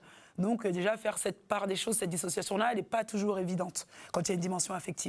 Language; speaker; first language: French; native; French